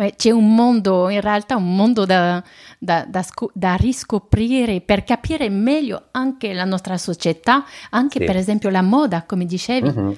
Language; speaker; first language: Italian; non-native, fluent; French